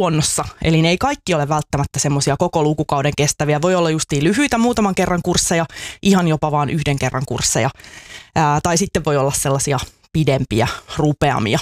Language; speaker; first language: Finnish; native; Finnish